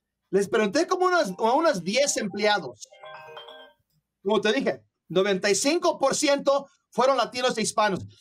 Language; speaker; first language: Spanish; early bilingual, other home language; English